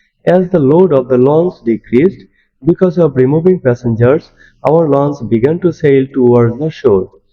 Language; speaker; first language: English; non-native, local second language; Bangla